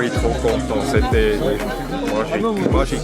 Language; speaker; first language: French; non-native, local second language; Swiss German